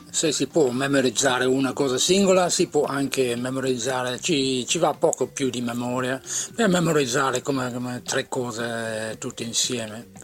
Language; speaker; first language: Italian; native; Italian